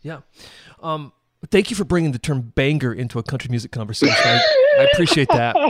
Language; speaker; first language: English; native; English